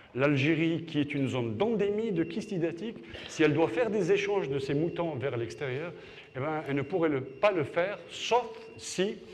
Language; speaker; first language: French; non-native, local second language; Arabic